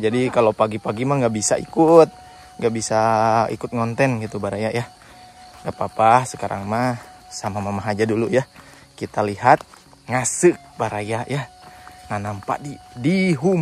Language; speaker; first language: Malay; non-native, local second language; Sundanese